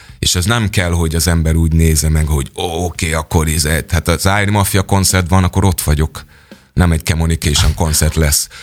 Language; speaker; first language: Hungarian; non-native, fluent; English